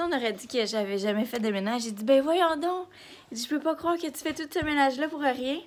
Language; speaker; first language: French; native; French